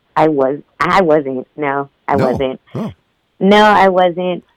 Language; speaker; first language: English; native; English